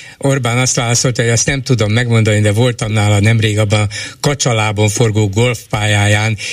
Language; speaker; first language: Hungarian; native; Hungarian